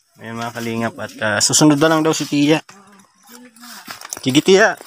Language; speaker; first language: Filipino; native; Filipino